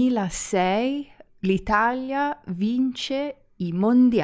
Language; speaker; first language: Italian; non-native, learner; English